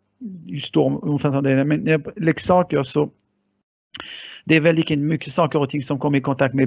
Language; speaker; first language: Swedish; non-native, fluent; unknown